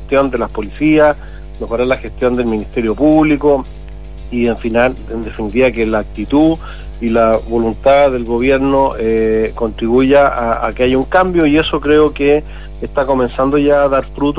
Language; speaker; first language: Spanish; native; Spanish